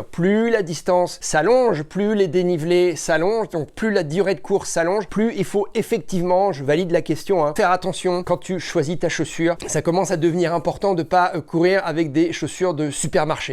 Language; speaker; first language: French; native; French